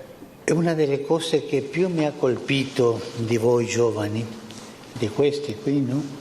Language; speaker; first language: Italian; non-native, fluent; Spanish